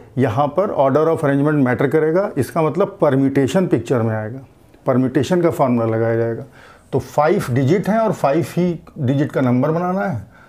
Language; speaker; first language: Hindi; native; Hindi